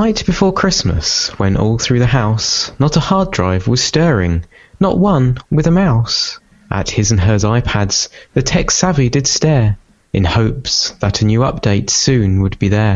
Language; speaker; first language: English; native; English